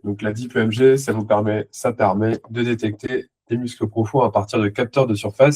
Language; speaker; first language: French; native; French